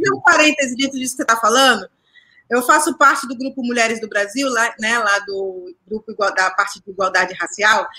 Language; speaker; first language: Portuguese; native; Portuguese